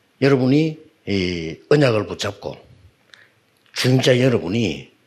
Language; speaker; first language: Korean; native; Korean